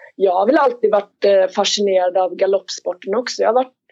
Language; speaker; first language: Swedish; native; Swedish